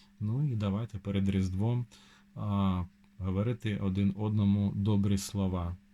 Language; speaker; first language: Ukrainian; non-native, local second language; Russian